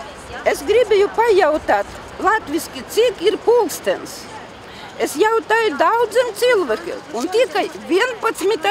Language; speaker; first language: Latvian; non-native, fluent; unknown